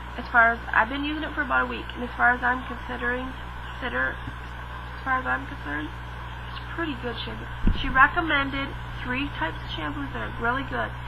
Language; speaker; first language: English; native; English